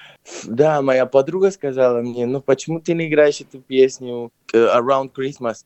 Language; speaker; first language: Russian; non-native, fluent; Spanish